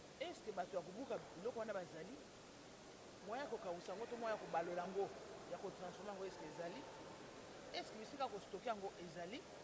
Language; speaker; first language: Lingala; native; Lingala